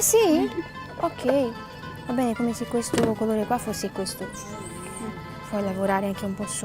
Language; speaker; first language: Italian; non-native, fluent; Portuguese